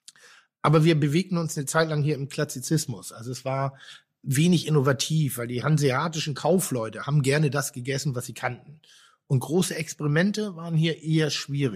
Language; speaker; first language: German; native; German